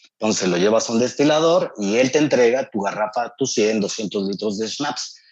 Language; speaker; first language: Spanish; native; Spanish